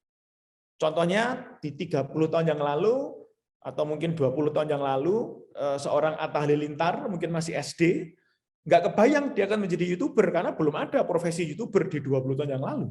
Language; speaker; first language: Indonesian; native; Indonesian